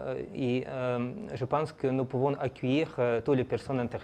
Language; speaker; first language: French; non-native, fluent; Russian